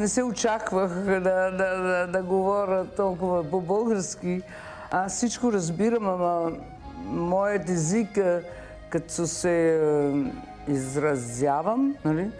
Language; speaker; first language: Bulgarian; early bilingual, heritage; Bulgarian